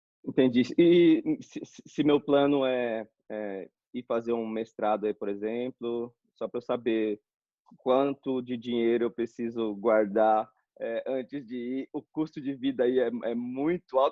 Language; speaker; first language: Portuguese; native; Portuguese